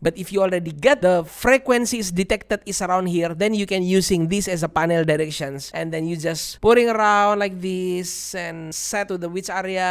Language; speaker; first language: English; non-native, learner; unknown